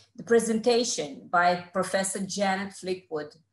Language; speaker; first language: English; non-native, fluent; Hebrew